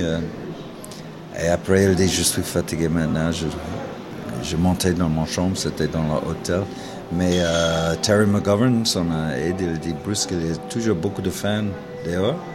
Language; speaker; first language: French; non-native, learner; English